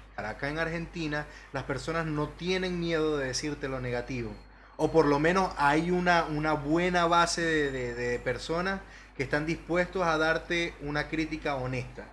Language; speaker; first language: Spanish; native; Spanish